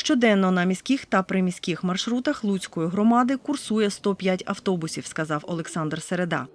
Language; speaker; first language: Ukrainian; native; Ukrainian